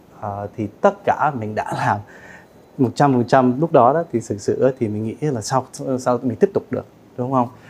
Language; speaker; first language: Vietnamese; early bilingual, heritage; Vietnamese